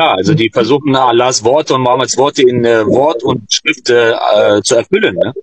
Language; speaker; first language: German; native; German